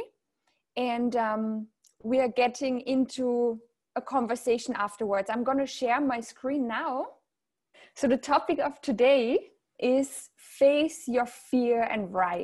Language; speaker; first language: English; non-native, fluent; German